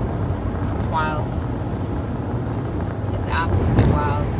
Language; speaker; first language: English; native; English